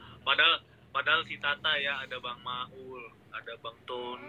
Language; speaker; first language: Indonesian; native; Indonesian